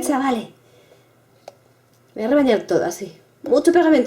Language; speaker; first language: Spanish; native; Spanish